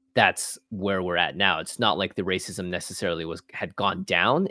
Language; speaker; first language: English; native; English